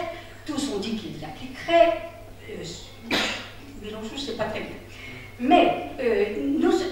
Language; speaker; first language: French; native; French